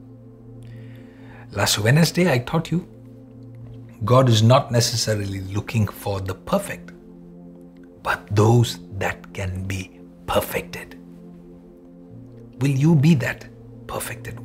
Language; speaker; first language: English; non-native, local second language; Malayalam